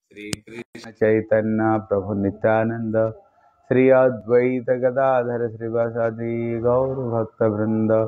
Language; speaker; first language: Hindi; non-native, local second language; Bangla